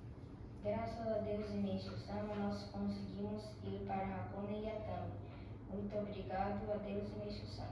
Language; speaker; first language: Portuguese; early bilingual, heritage; Portuguese